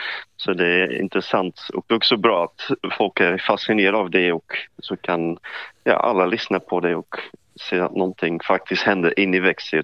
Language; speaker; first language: Swedish; non-native, fluent; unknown